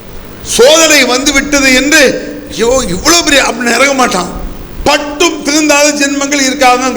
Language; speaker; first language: Tamil; native; Tamil